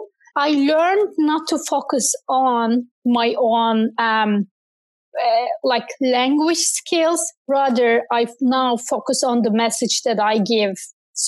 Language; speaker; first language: English; non-native, fluent; Turkish